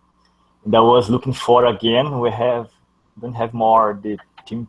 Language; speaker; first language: English; non-native, learner; Portuguese